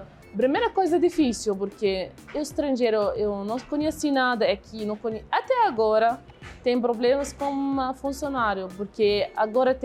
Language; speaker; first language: Portuguese; non-native, learner; Arabic